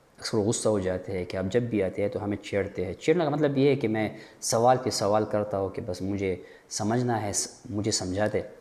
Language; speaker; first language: Urdu; non-native, local second language; Pashto